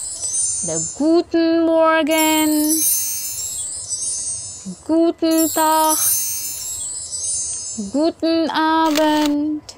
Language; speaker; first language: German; non-native, fluent; Indonesian